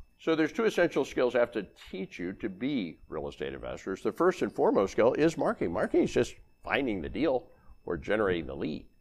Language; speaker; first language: English; native; English